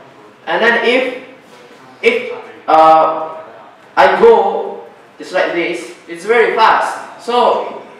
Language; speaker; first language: English; non-native, learner; Indonesian